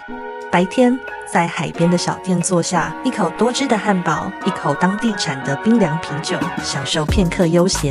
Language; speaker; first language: Chinese; native; Chinese